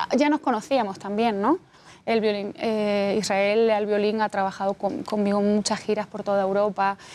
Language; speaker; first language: Spanish; native; Spanish